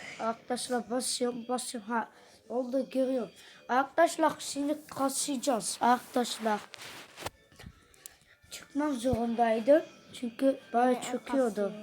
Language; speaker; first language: Turkish; early bilingual, heritage; Dutch